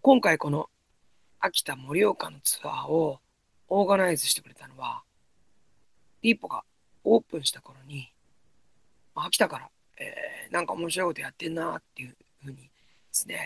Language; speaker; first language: Japanese; native; Japanese